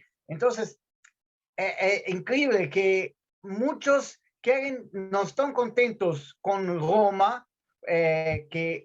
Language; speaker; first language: Spanish; non-native, fluent; Portuguese